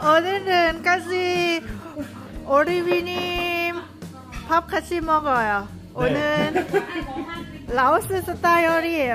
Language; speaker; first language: Korean; non-native, learner; Lao